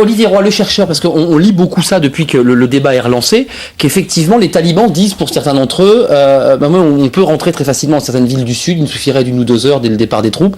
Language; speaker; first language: French; native; French